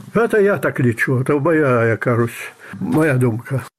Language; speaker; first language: Russian; non-native, fluent; Belarusian